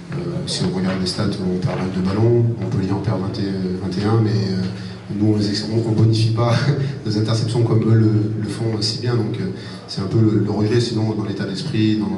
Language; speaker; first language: French; native; French